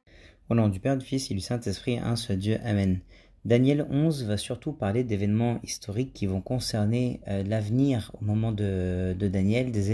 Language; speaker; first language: French; native; French